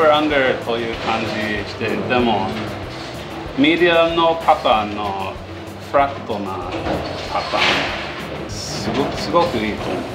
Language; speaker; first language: Japanese; non-native, fluent; English